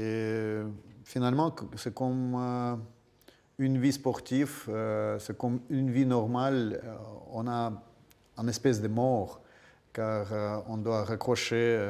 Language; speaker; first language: French; non-native, fluent; Russian